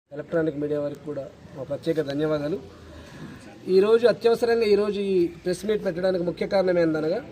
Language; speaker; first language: Telugu; native; Telugu